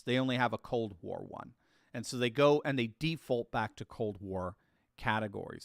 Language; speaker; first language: English; native; English